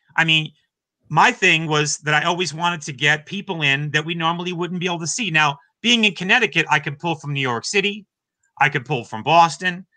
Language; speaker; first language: English; native; English